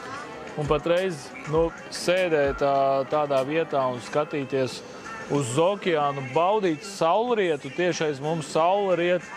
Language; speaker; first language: Latvian; native; Latvian